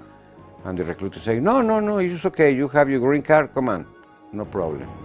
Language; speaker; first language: English; non-native, learner; Spanish